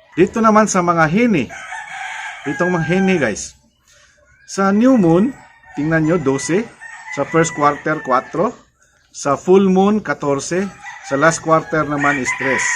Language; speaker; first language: Filipino; non-native, local second language; Cebuano